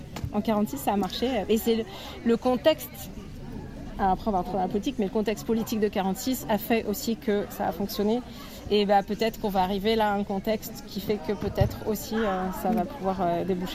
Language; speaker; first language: French; native; French